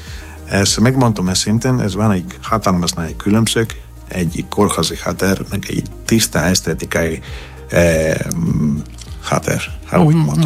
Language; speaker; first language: Hungarian; non-native, fluent; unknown